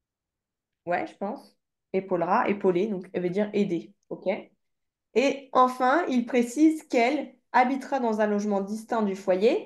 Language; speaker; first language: French; native; French